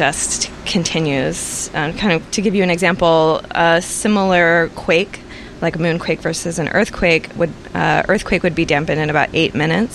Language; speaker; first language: English; native; English